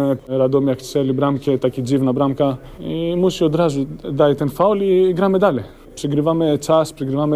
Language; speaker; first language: Polish; non-native, learner; Greek